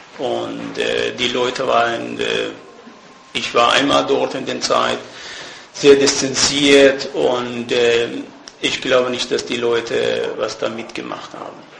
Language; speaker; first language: German; non-native, fluent; Persian